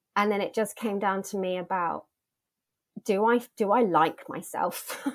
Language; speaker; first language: English; native; English